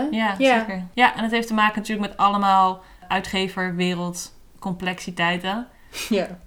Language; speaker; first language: Dutch; native; Dutch